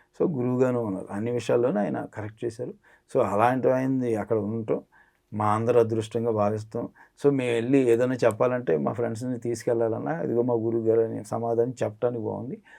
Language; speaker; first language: Telugu; native; Telugu